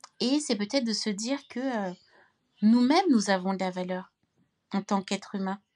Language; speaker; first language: French; native; French